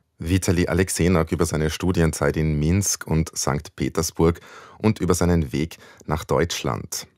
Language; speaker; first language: German; native; German